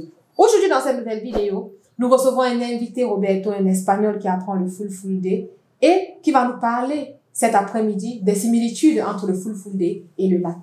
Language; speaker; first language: French; non-native, local second language; Fula